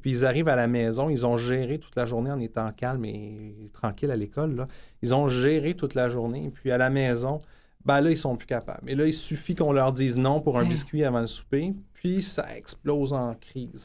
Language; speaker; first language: French; native; French